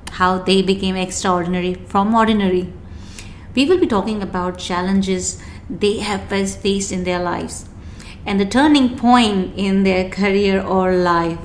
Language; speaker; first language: English; non-native, local second language; Hindi